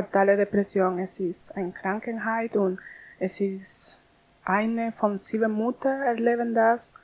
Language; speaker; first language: German; non-native, learner; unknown